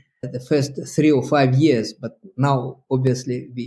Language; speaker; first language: English; non-native, fluent; Russian